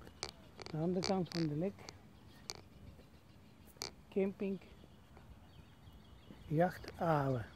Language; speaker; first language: Dutch; non-native, learner; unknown